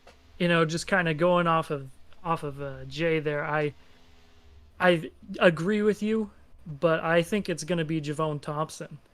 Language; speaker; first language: English; native; English